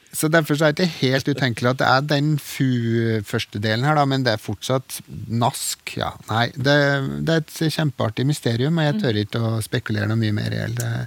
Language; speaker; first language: Norwegian; native; Norwegian